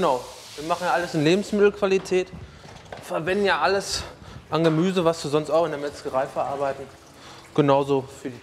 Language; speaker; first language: German; native; German